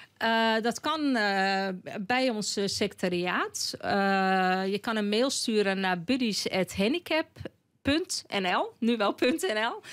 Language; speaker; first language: Dutch; native; Dutch